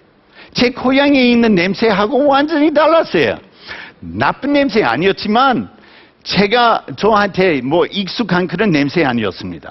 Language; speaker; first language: Korean; non-native, fluent; English